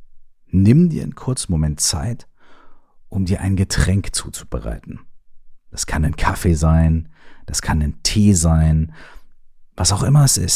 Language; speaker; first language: German; native; German